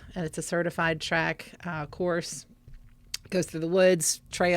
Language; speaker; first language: English; native; English